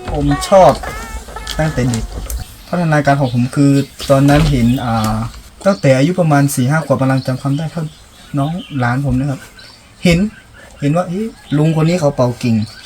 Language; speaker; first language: Thai; non-native, local second language; Akha